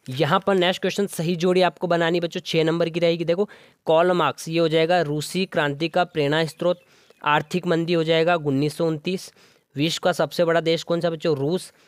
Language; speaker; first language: Hindi; native; Hindi